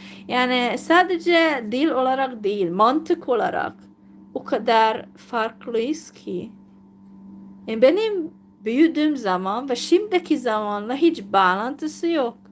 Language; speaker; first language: Turkish; non-native, fluent; Hungarian